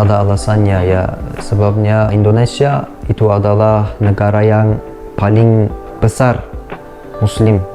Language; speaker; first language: Indonesian; non-native, learner; Turkish